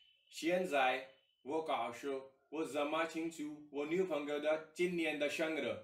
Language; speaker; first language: Chinese; non-native, learner; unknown